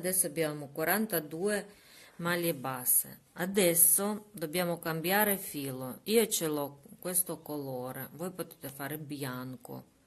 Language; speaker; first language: Italian; non-native, learner; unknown